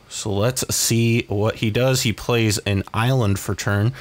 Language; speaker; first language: English; native; English